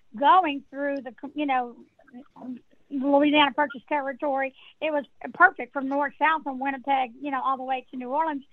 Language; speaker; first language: English; native; English